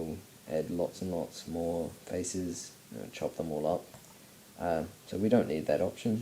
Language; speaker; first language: English; native; English